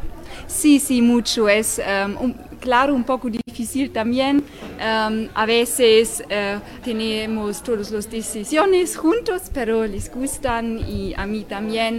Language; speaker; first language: Spanish; non-native, learner; German